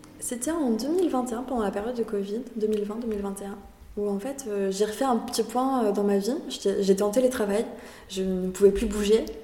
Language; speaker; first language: French; early bilingual, other home language; Spanish